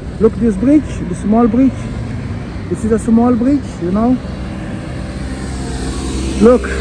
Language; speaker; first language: English; non-native, learner; Portuguese